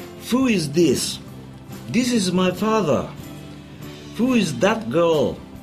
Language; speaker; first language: English; non-native, learner; Japanese